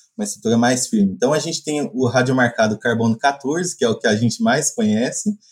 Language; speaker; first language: Portuguese; native; Portuguese